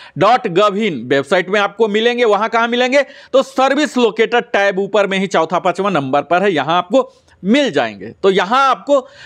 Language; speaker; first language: Hindi; native; Hindi